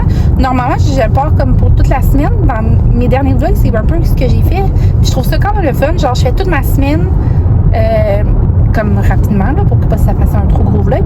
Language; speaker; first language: French; native; French